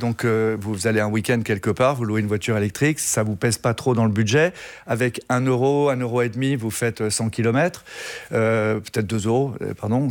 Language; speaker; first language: French; native; French